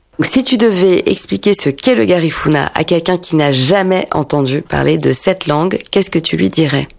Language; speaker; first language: French; native; French